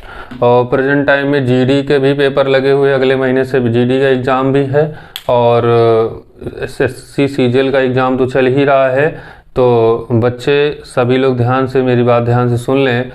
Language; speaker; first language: Hindi; native; Hindi